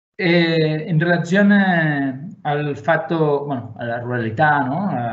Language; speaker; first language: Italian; non-native, fluent; Catalan